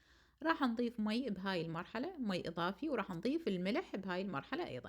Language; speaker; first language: Arabic; native; Arabic